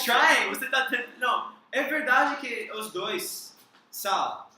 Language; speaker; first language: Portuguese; non-native, learner; English